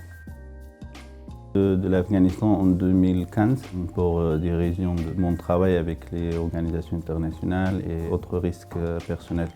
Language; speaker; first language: French; non-native, fluent; Pashto